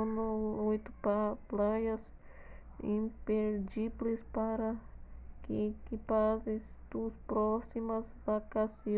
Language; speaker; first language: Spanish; non-native, learner; Portuguese